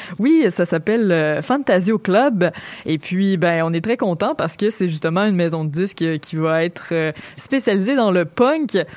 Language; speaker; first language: French; native; French